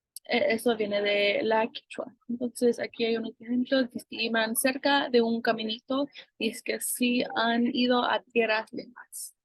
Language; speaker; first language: Spanish; non-native, fluent; English